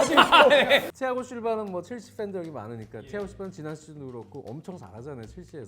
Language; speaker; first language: Korean; native; Korean